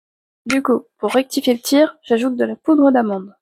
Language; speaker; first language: French; native; French